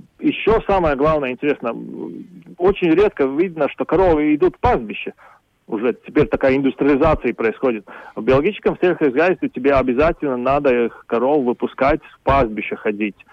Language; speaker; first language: Russian; non-native, local second language; Latvian